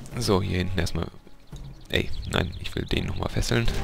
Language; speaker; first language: German; native; German